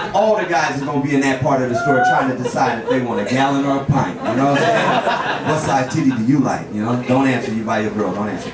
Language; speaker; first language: English; native; English